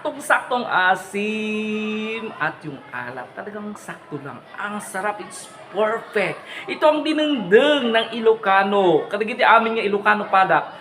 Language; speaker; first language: Filipino; native; Filipino